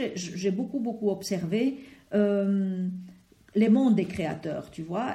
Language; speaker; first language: French; non-native, fluent; Spanish